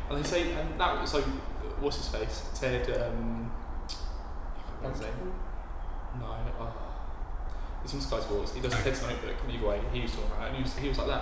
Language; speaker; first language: English; native; English